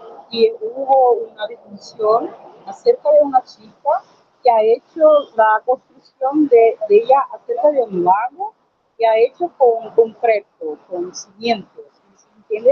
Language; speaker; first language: Spanish; non-native, learner; Portuguese